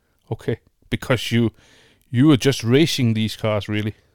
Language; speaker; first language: English; non-native, fluent; Danish